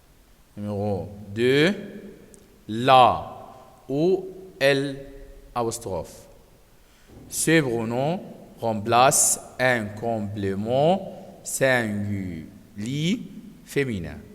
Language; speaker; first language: French; non-native, fluent; Arabic